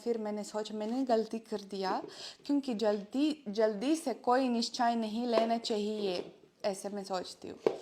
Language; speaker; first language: Hindi; non-native, fluent; Russian